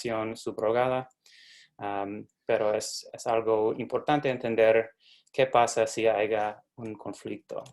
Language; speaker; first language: Spanish; non-native, fluent; English